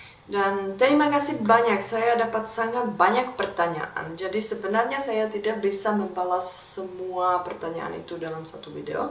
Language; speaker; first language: Indonesian; non-native, fluent; Czech